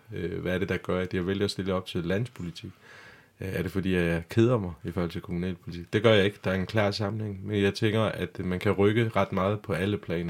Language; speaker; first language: Danish; non-native, fluent; Turkish